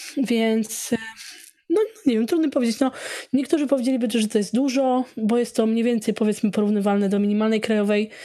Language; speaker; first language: Polish; native; Polish